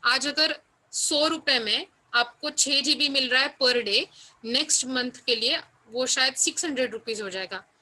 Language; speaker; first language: Hindi; non-native, local second language; Marathi